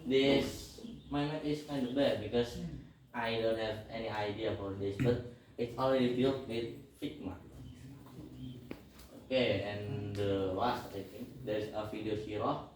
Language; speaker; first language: English; non-native, learner; Indonesian